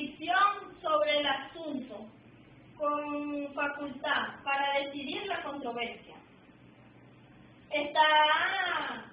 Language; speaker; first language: Spanish; native; Spanish